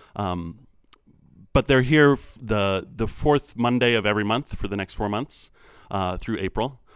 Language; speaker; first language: English; native; English